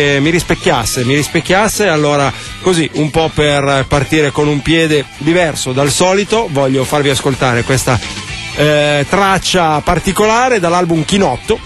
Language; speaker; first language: Italian; native; Italian